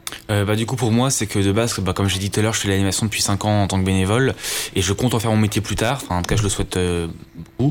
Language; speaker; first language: French; native; French